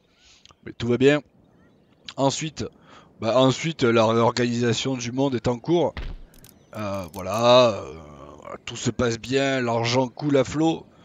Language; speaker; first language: French; native; French